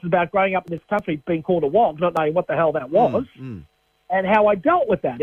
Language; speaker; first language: English; native; English